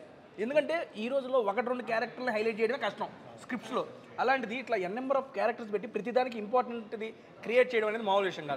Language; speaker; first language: Telugu; native; Telugu